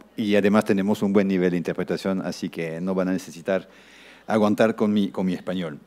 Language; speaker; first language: Spanish; non-native, fluent; French